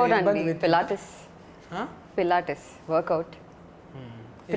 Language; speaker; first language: Telugu; non-native, learner; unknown